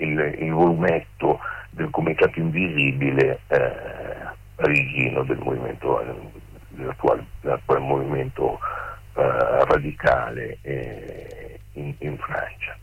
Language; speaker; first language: Italian; native; Italian